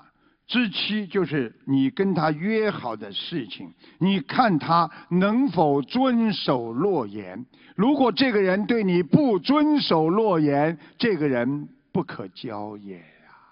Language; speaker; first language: Chinese; native; Chinese